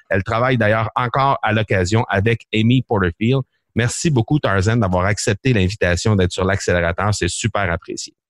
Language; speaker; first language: French; native; French